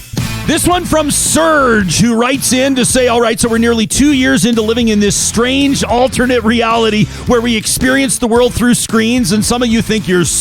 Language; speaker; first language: English; native; English